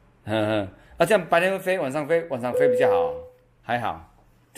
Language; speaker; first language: Chinese; native; Chinese